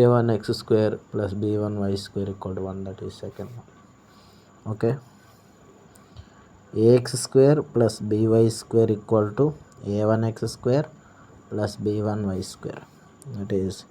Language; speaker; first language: English; non-native, local second language; Telugu